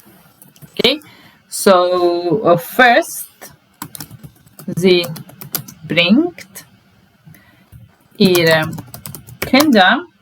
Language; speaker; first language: German; non-native, fluent; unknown